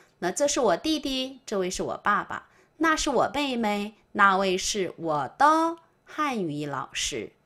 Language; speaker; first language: Chinese; non-native, fluent; Korean